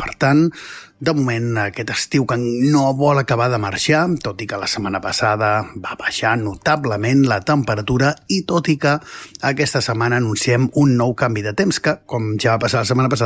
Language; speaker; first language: Catalan; native; Catalan